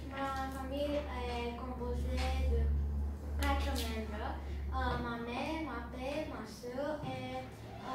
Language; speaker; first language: French; non-native, learner; Romanian